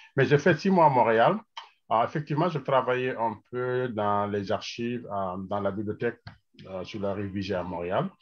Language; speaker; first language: French; non-native, local second language; Wolof